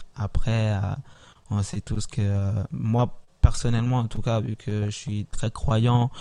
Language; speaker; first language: French; early bilingual, other home language; Italian